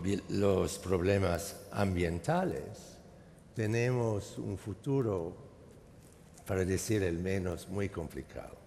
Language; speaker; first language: Spanish; non-native, fluent; English